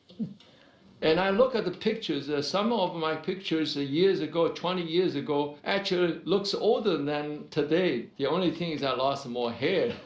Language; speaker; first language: English; non-native, fluent; Chinese